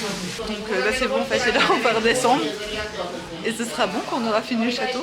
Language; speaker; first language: French; native; French